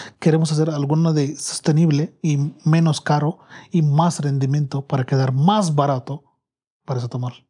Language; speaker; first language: Spanish; non-native, learner; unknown